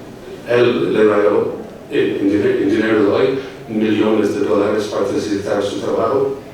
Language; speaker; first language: Spanish; non-native, fluent; English